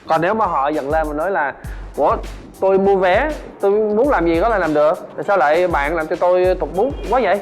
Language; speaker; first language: Vietnamese; non-native, fluent; English